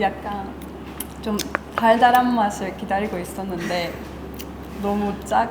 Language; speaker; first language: Korean; non-native, fluent; Chinese